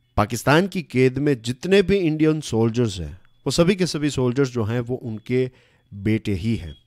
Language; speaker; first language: Hindi; non-native, local second language; Gujarati